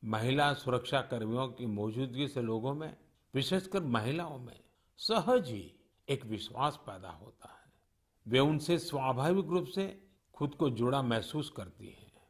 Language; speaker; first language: Hindi; non-native, local second language; Gujarati